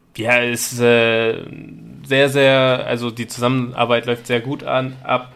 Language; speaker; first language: German; native; German